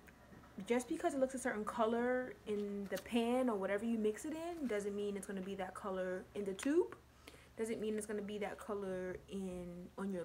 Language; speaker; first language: English; native; English